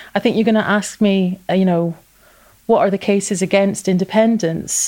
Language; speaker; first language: English; native; English